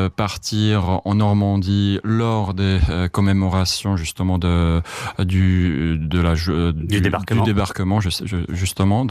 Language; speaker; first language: French; non-native, fluent; Czech